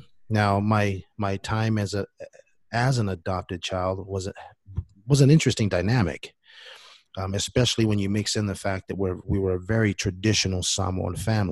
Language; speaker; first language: English; non-native, fluent; Samoan